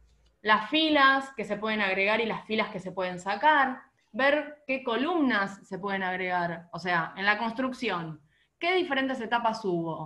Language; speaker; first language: Spanish; native; Spanish